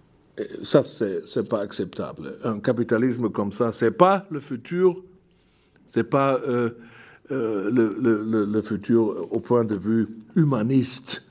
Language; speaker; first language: French; non-native, fluent; German